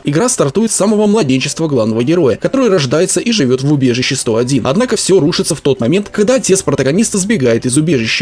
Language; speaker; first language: Russian; native; Russian